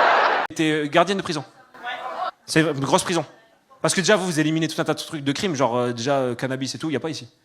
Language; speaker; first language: French; native; French